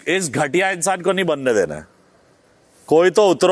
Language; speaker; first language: Hindi; native; Hindi